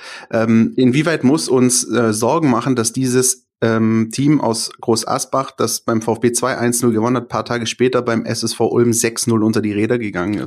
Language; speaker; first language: German; native; German